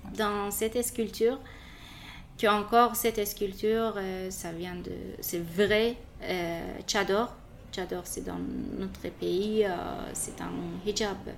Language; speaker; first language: French; non-native, learner; Persian